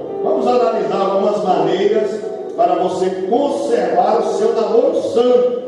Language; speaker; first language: Portuguese; native; Portuguese